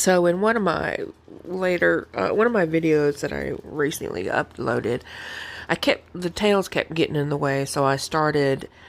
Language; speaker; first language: English; native; English